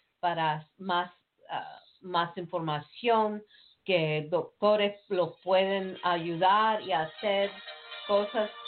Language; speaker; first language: Spanish; non-native, learner; English